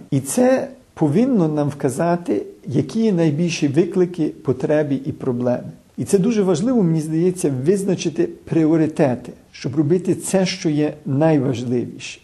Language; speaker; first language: Ukrainian; early bilingual, heritage; Ukrainian